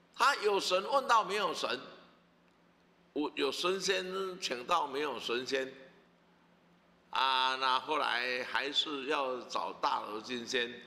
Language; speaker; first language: Chinese; native; Chinese